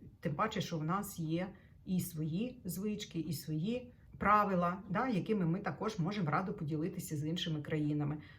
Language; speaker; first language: Ukrainian; native; Ukrainian